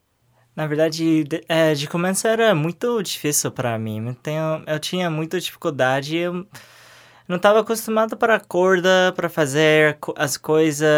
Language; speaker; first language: Portuguese; non-native, learner; English